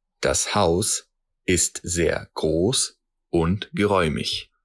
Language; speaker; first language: German; non-native, fluent; Russian